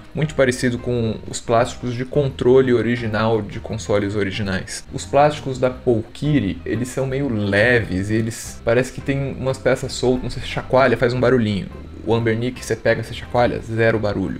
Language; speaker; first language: Portuguese; native; Portuguese